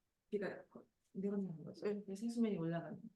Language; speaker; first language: Korean; native; Korean